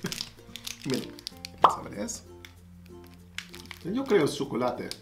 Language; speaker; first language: Spanish; non-native, learner; German